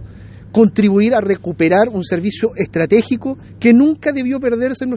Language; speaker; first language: Spanish; native; Spanish